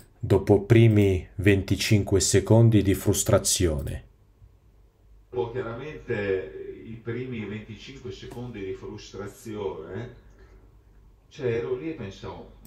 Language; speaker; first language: Italian; non-native, fluent; Russian